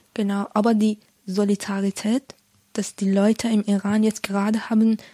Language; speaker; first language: German; non-native, learner; Persian